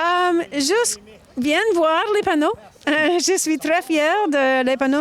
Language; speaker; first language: French; non-native, local second language; English